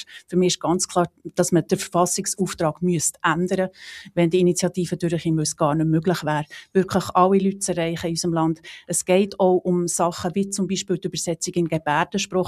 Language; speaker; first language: German; native; German